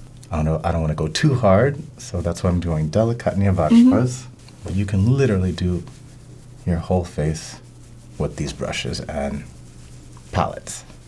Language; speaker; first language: English; native; English